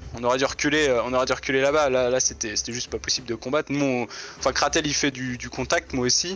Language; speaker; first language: French; native; French